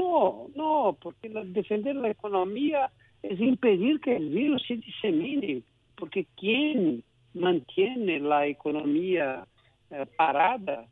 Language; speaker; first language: Spanish; non-native, local second language; Portuguese